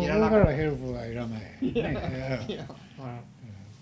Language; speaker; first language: Japanese; native; Japanese